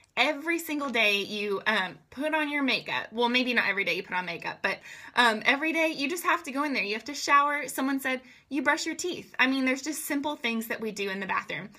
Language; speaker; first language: English; native; English